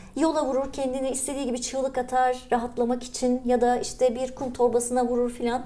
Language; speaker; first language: Turkish; native; Turkish